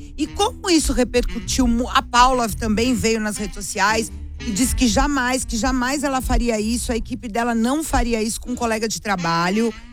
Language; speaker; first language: Portuguese; native; Portuguese